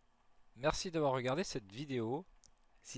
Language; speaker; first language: French; native; French